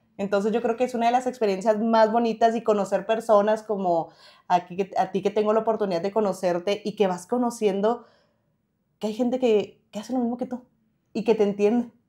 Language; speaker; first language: Spanish; native; Spanish